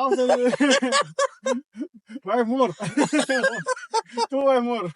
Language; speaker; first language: English; non-native, learner; Ingush